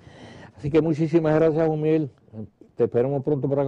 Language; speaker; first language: Spanish; native; Spanish